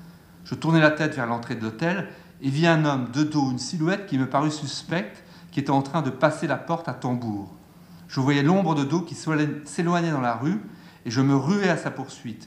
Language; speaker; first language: French; native; French